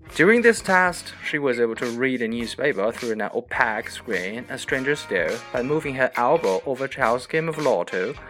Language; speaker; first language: English; non-native, fluent; Chinese